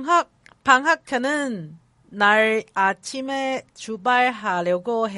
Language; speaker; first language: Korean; non-native, learner; Cantonese